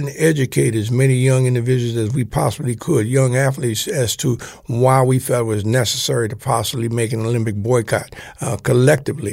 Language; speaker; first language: English; native; English